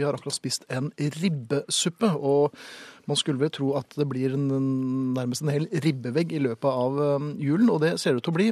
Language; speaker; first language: Norwegian; native; Norwegian